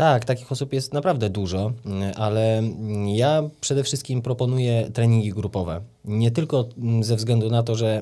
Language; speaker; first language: Polish; native; Polish